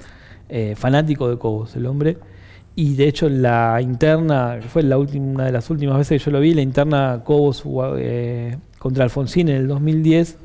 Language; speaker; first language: Spanish; native; Spanish